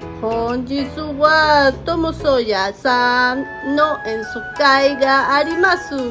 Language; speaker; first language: Japanese; non-native, learner; Portuguese